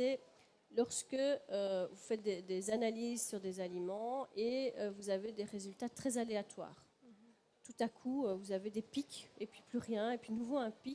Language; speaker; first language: French; native; French